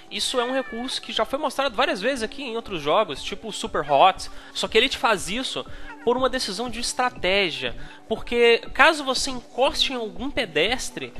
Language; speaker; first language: Portuguese; native; Portuguese